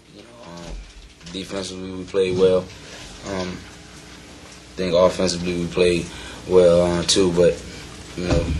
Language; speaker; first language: English; native; English